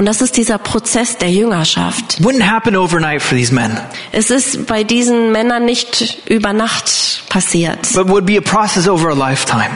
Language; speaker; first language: German; non-native, fluent; English